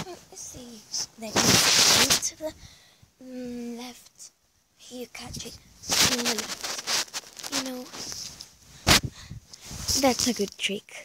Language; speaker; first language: English; non-native, learner; Spanish